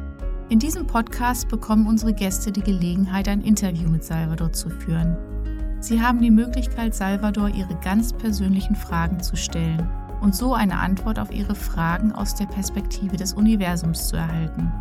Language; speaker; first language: German; native; German